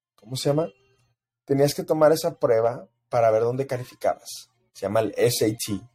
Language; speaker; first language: Spanish; early bilingual, heritage; Spanish